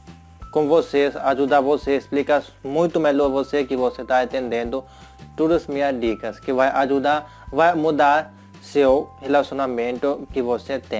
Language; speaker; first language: Portuguese; non-native, learner; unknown